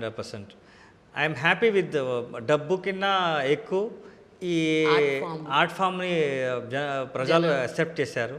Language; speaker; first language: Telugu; non-native, learner; Kannada